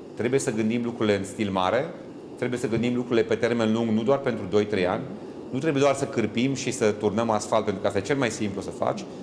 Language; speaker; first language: Romanian; native; Romanian